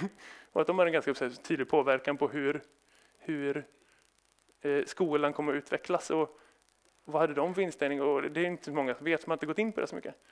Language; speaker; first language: Swedish; native; Swedish